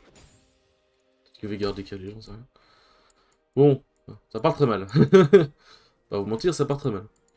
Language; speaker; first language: French; native; French